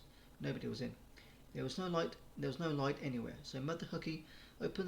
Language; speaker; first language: English; native; English